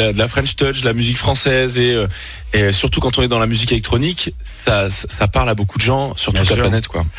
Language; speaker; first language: French; native; French